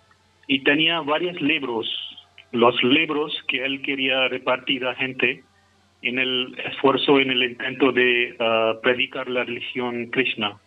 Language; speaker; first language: Spanish; non-native, fluent; Hindi